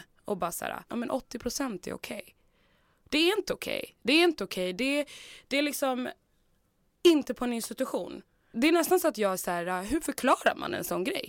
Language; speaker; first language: Swedish; native; Swedish